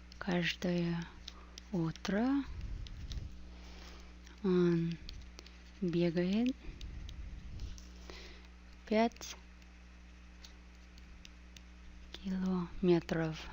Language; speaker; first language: Russian; non-native, fluent; English